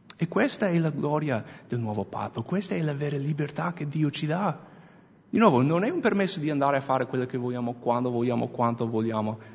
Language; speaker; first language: Italian; non-native, fluent; English